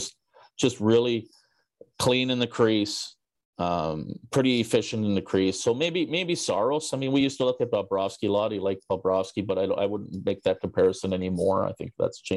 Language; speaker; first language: English; native; English